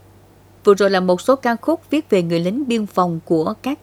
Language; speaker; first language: Vietnamese; native; Vietnamese